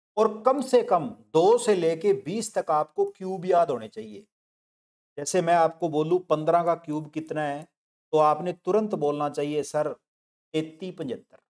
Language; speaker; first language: Hindi; non-native, local second language; Punjabi